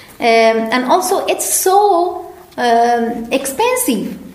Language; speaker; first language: English; non-native, learner; Persian